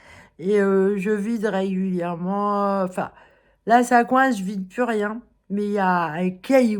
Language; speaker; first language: French; native; French